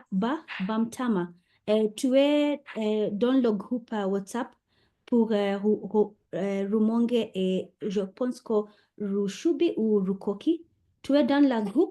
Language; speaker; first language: French; non-native, learner; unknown